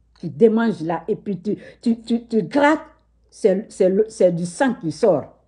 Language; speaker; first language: French; non-native, local second language; Susu